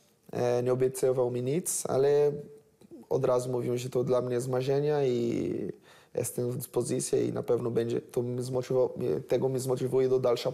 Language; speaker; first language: Polish; non-native, learner; Portuguese